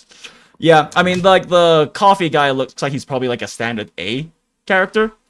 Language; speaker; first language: English; native; English